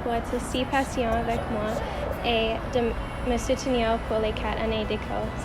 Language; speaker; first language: French; non-native, local second language; English